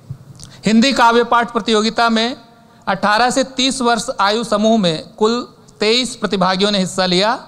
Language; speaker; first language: Hindi; native; Hindi